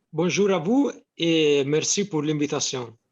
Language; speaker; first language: French; non-native, fluent; Italian